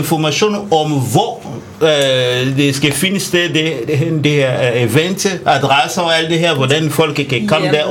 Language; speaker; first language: Danish; non-native, fluent; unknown